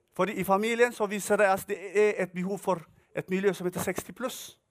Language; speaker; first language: Norwegian; non-native, fluent; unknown